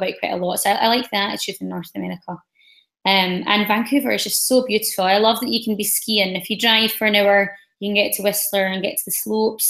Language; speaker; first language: English; native; English